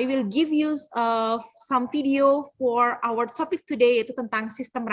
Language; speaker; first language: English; non-native, learner; Indonesian